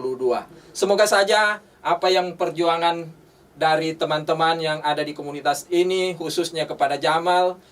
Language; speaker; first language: Indonesian; native; Indonesian